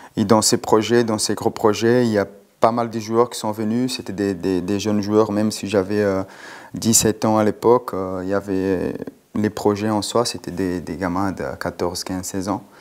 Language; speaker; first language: French; non-native, fluent; Portuguese